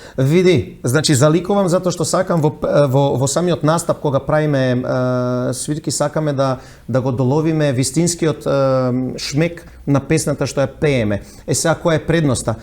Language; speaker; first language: Macedonian; early bilingual, heritage; Macedonian